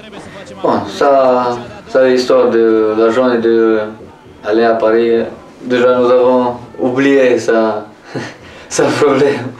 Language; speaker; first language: French; non-native, learner; Romanian